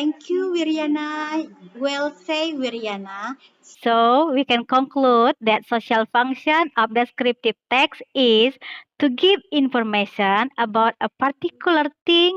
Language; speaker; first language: English; non-native, fluent; Indonesian